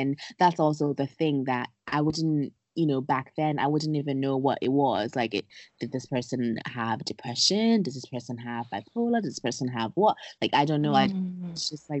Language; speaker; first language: English; non-native, local second language; Akan